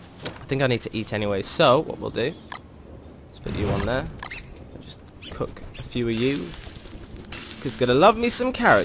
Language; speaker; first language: English; native; English